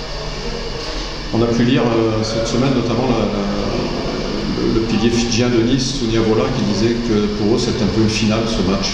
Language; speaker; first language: French; native; French